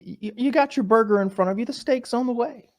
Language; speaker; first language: English; native; English